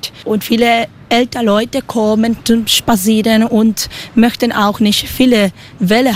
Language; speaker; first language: German; non-native, learner; Spanish